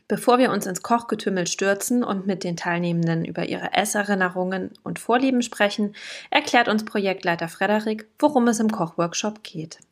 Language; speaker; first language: German; native; German